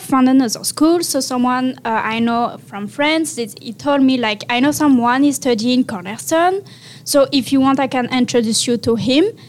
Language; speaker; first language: English; non-native, learner; French